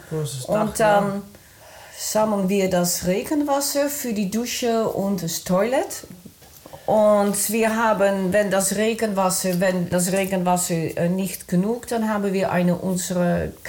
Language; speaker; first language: German; non-native, learner; Dutch